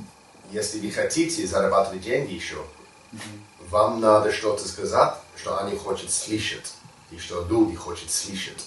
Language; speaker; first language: Russian; non-native, learner; English